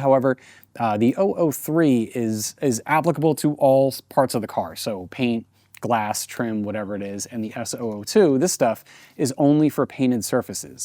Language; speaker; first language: English; native; English